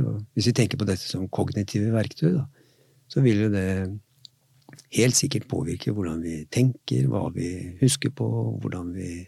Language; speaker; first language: Norwegian; native; Norwegian